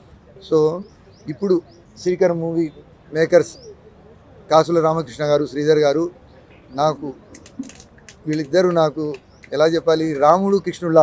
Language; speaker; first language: Telugu; native; Telugu